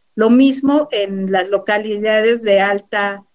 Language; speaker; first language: Spanish; native; Spanish